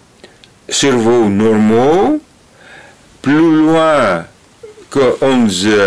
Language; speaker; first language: French; non-native, learner; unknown